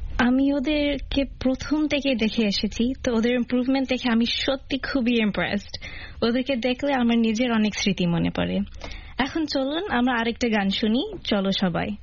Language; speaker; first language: Bangla; early bilingual, heritage; Bangla